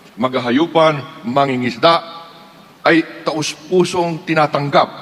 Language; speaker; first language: Filipino; native; Filipino